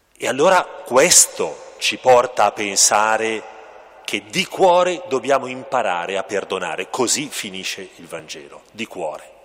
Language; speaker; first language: Italian; native; Italian